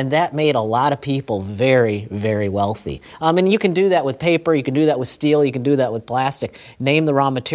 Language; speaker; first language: English; native; English